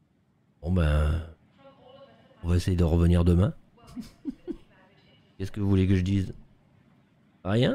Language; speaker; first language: French; native; French